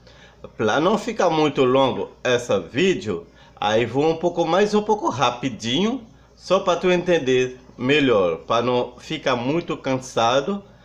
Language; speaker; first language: Portuguese; non-native, fluent; Haitian Creole